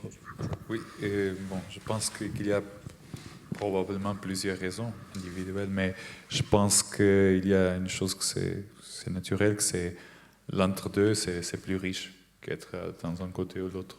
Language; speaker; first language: French; non-native, fluent; Portuguese